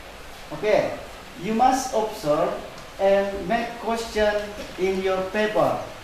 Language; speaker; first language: English; non-native, learner; Indonesian